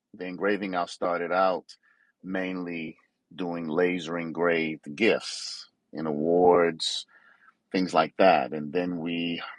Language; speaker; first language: English; native; English